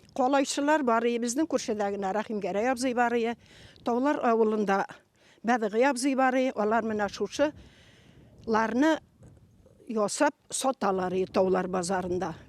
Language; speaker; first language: Tatar; native; Tatar